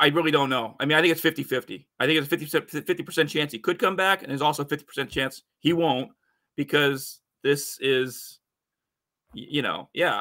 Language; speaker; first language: English; native; English